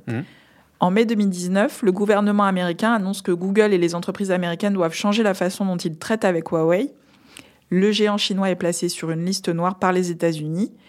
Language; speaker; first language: French; native; French